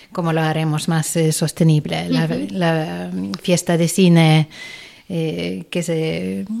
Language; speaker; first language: Spanish; non-native, fluent; Swedish